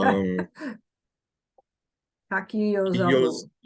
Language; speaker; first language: Russian; non-native, fluent; English